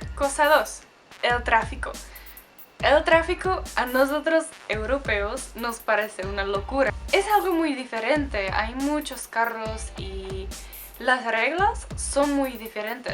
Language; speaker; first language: Spanish; non-native, fluent; Czech